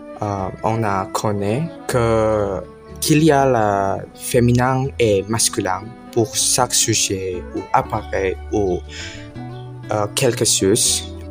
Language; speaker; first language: French; non-native, learner; Indonesian